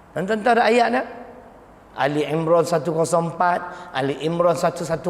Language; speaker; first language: Malay; native; Malay